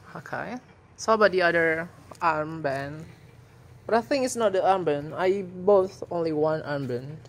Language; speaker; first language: English; non-native, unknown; Indonesian